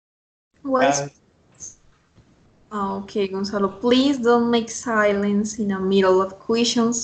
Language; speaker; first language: English; non-native, fluent; Spanish